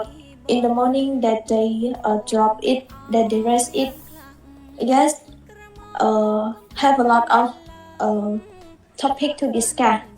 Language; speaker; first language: English; non-native, learner; Khmer